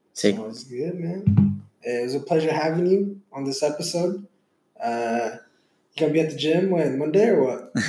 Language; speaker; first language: English; early bilingual, other home language; Hindi